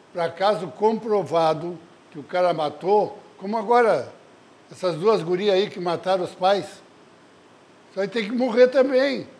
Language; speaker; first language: Portuguese; native; Portuguese